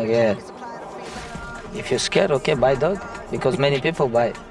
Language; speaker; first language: English; non-native, learner; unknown